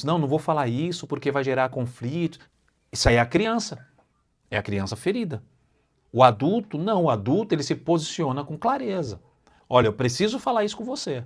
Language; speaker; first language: Portuguese; native; Portuguese